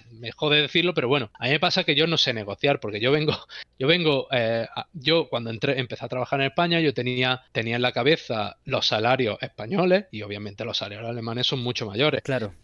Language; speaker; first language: Spanish; native; Spanish